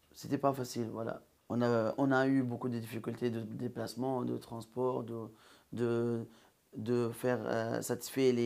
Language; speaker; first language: French; non-native, local second language; Arabic